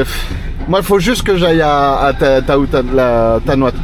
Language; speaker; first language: French; native; French